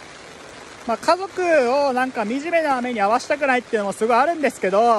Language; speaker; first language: Japanese; native; Japanese